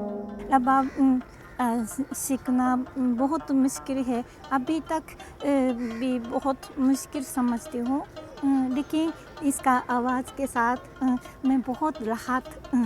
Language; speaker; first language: Hindi; non-native, learner; Japanese